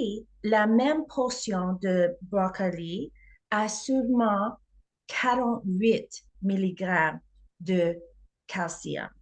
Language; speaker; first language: French; non-native, fluent; English